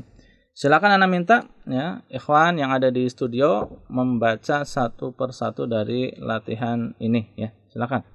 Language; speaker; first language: Indonesian; native; Indonesian